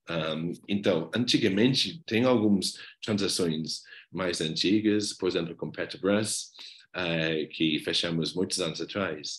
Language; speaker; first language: Portuguese; non-native, fluent; English